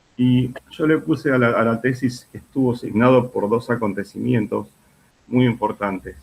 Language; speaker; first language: Spanish; native; Spanish